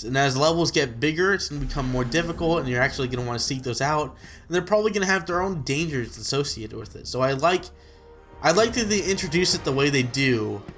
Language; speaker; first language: English; native; English